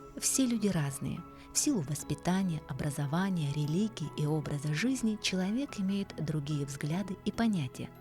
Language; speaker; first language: Russian; native; Russian